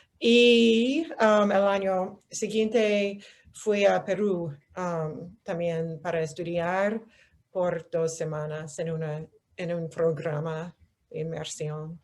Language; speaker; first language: Spanish; non-native, fluent; English